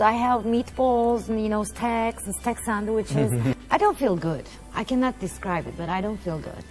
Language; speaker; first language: English; non-native, fluent; Turkish